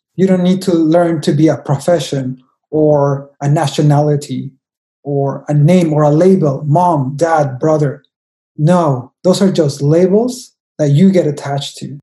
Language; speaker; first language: English; non-native, fluent; Spanish